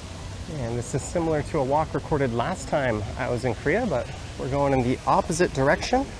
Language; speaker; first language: English; native; English